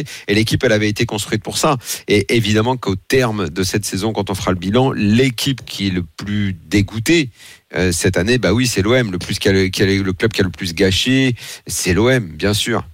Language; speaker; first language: French; native; French